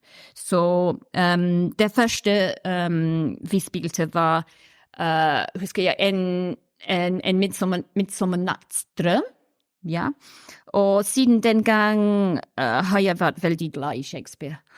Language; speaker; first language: Norwegian; non-native, fluent; English